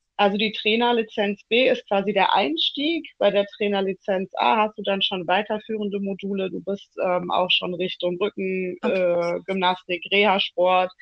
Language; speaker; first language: German; early bilingual, other home language; Italian